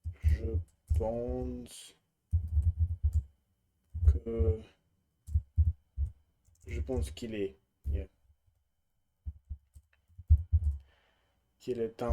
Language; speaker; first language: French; non-native, learner; Russian